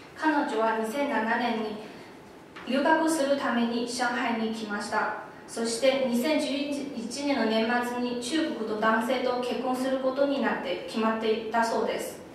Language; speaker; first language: Japanese; non-native, fluent; Chinese